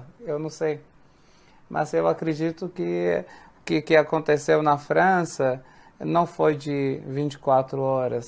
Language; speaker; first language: Portuguese; non-native, fluent; Arabic